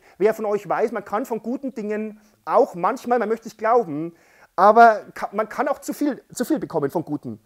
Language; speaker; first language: German; native; German